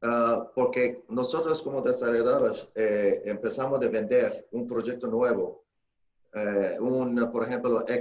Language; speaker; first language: Spanish; non-native, fluent; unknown